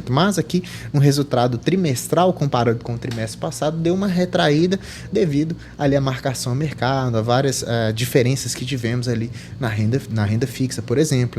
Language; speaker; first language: Portuguese; native; Portuguese